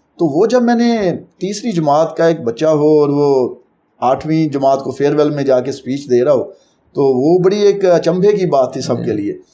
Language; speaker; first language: Urdu; non-native, local second language; Punjabi